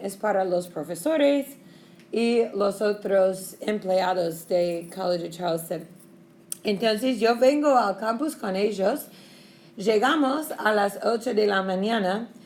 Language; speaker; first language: Spanish; non-native, fluent; English